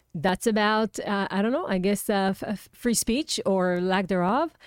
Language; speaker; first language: English; non-native, fluent; Hebrew